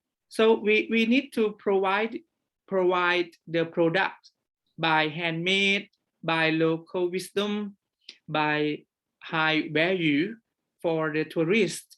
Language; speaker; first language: English; non-native, fluent; Thai